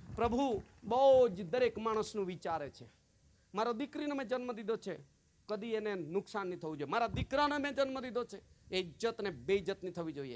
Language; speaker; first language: Gujarati; non-native, local second language; Kukna